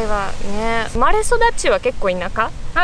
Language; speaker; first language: Japanese; non-native, fluent; Russian